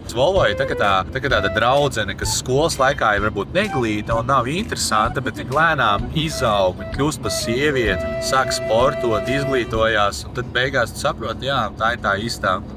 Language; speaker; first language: Latvian; native; Latvian